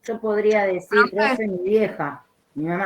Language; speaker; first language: Spanish; native; Spanish